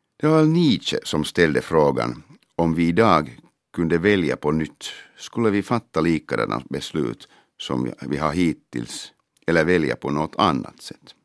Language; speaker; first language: Swedish; non-native, local second language; Finnish